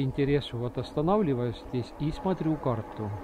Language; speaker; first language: Russian; non-native, local second language; Estonian